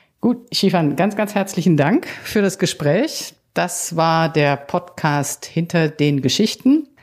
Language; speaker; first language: German; native; German